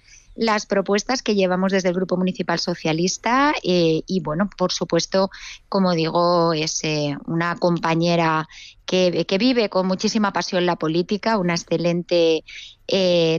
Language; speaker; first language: Spanish; native; Spanish